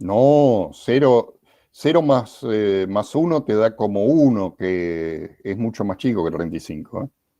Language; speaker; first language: Spanish; native; Spanish